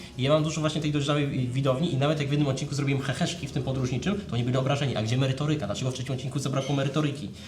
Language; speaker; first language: Polish; native; Polish